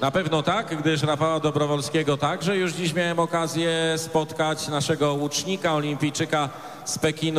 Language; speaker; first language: Polish; native; Polish